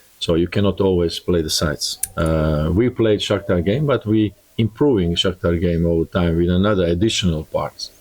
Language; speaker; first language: English; non-native, learner; Croatian